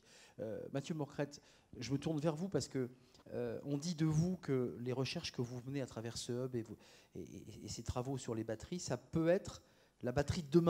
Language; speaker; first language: French; native; French